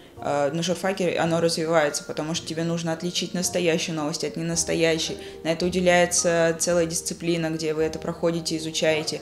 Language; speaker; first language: Russian; native; Russian